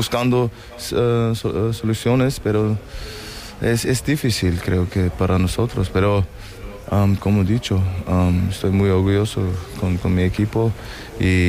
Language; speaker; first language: Spanish; non-native, learner; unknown